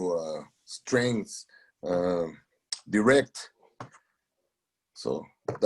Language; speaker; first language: English; non-native, learner; Spanish